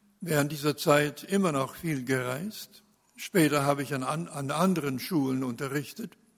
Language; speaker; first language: German; early bilingual, heritage; German